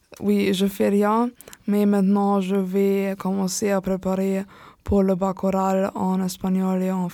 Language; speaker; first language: French; non-native, learner; German